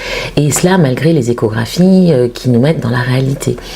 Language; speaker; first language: French; native; French